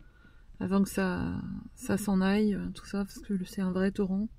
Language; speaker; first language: French; native; French